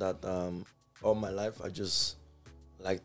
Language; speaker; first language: English; non-native, local second language; Igbo